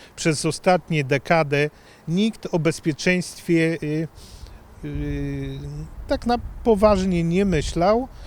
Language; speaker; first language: Polish; native; Polish